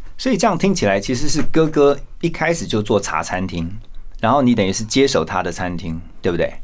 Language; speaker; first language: Chinese; native; Chinese